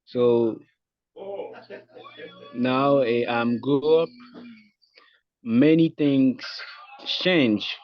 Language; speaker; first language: English; non-native, learner; Haitian Creole